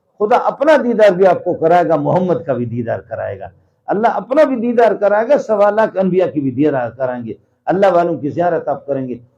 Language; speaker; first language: Urdu; non-native, local second language; Brahui